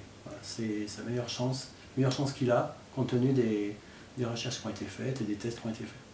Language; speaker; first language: French; native; French